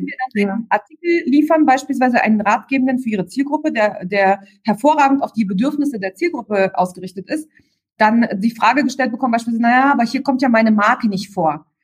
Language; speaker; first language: German; early bilingual, other home language; Bulgarian